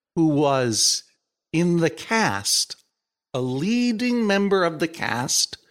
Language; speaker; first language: English; native; English